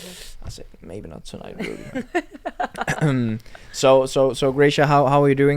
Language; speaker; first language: English; non-native, fluent; Danish